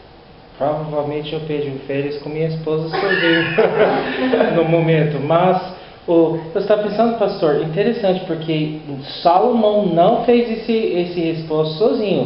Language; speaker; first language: Portuguese; non-native, learner; English